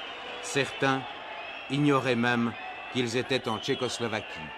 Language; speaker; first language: French; native; French